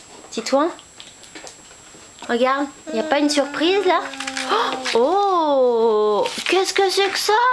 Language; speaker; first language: French; native; French